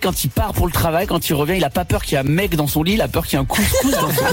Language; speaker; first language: French; native; French